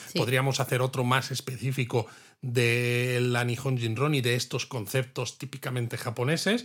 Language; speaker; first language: Spanish; native; Spanish